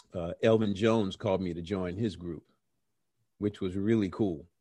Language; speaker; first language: English; native; English